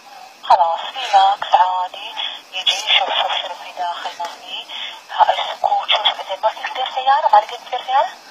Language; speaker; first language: Arabic; non-native, learner; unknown